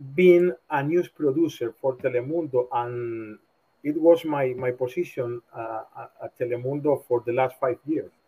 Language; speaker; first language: English; non-native, learner; Spanish